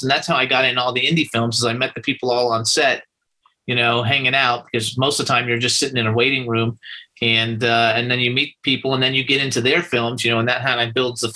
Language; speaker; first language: English; native; English